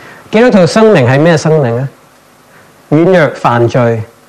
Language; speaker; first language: Cantonese; non-native, fluent; English